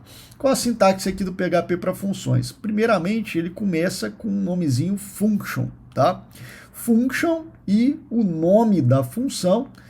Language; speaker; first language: Portuguese; native; Portuguese